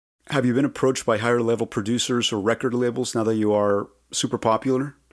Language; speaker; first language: English; early bilingual, other home language; Spanish